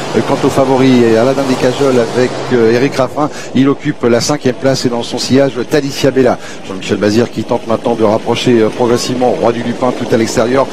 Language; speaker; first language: French; native; French